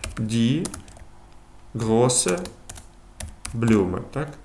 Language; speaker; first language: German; non-native, fluent; Ukrainian